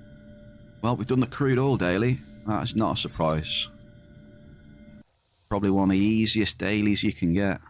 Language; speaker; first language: English; native; English